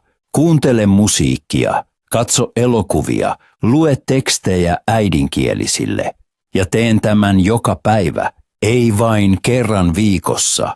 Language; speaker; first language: Finnish; non-native, fluent; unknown